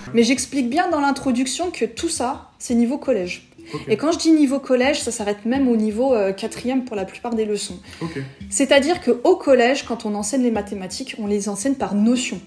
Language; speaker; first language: French; native; French